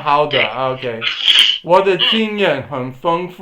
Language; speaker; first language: Chinese; non-native, learner; English